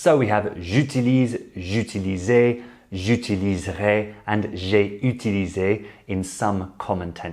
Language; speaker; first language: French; non-native, fluent; English